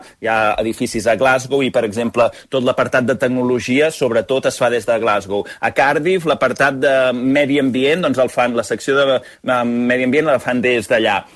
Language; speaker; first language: Catalan; native; Catalan